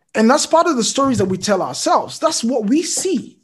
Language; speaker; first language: English; non-native, local second language; Yoruba